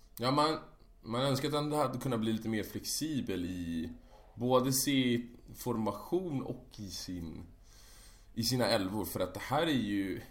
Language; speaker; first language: Swedish; native; Swedish